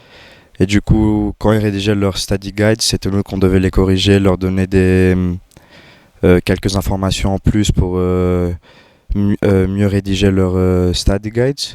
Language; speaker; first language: French; non-native, fluent; Greek